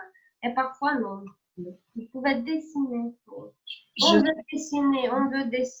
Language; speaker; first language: French; non-native, fluent; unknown